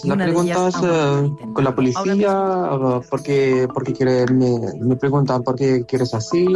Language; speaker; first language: Spanish; non-native, learner; Arabic